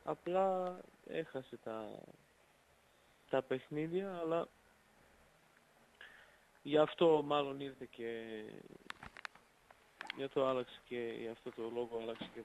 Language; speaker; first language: Greek; non-native, fluent; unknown